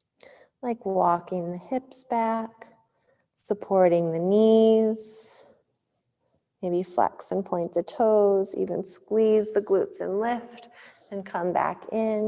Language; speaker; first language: English; native; English